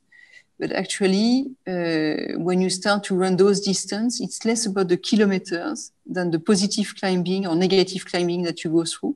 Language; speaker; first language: English; non-native, fluent; French